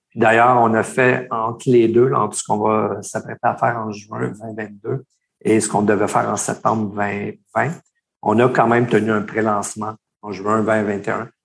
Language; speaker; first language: French; native; French